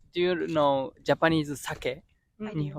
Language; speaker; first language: English; non-native, fluent; Japanese